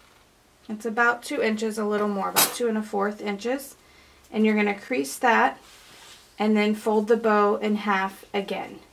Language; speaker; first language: English; native; English